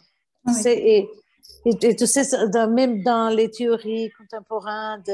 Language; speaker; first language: French; non-native, fluent; Portuguese